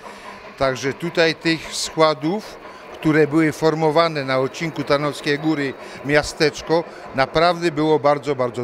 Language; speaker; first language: Polish; native; Polish